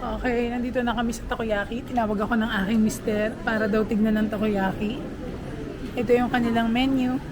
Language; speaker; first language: Filipino; native; Filipino